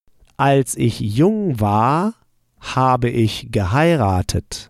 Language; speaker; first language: German; non-native, fluent; English